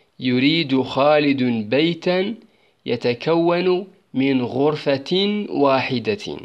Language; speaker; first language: Arabic; non-native, fluent; Turkish